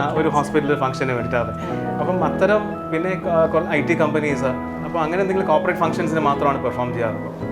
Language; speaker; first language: Malayalam; non-native, local second language; Tamil